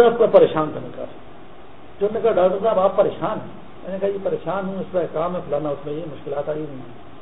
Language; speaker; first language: Urdu; non-native, local second language; Pashto